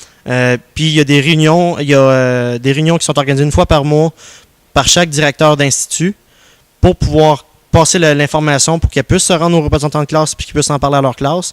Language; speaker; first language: French; native; French